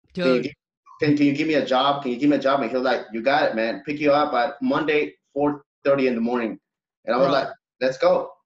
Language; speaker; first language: English; early bilingual, other home language; Spanish